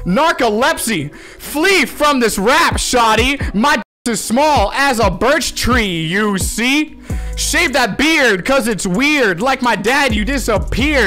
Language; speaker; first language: English; native; English